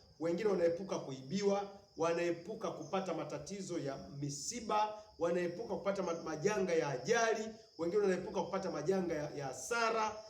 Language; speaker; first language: Swahili; native; Swahili